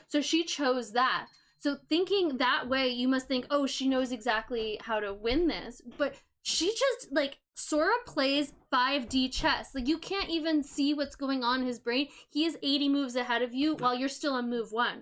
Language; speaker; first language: English; native; English